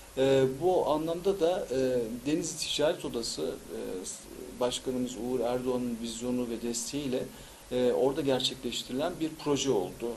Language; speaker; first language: Turkish; early bilingual, heritage; Turkish